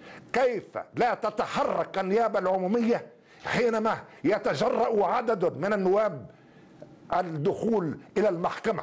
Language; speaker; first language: Arabic; native; Arabic